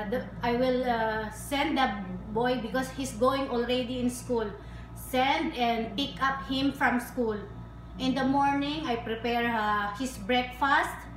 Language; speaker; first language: English; non-native, learner; Hiligaynon